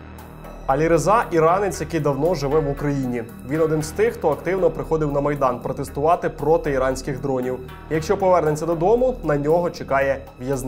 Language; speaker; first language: Ukrainian; native; Ukrainian